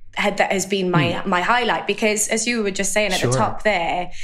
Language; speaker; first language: English; native; English